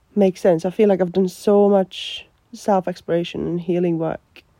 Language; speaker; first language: English; non-native, fluent; Finnish